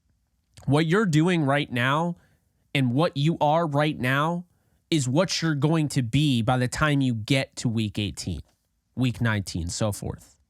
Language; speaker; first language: English; native; English